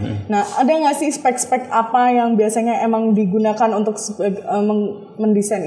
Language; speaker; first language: Indonesian; native; Indonesian